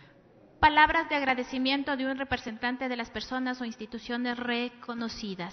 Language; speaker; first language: Spanish; native; Spanish